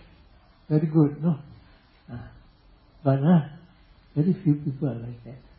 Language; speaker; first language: English; non-native, local second language; Chinese